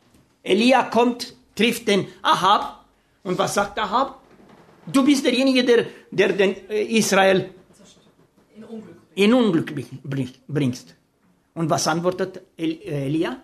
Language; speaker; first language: German; non-native, fluent; Romanian